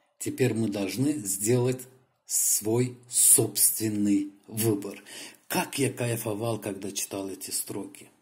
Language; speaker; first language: Russian; non-native, local second language; Azerbaijani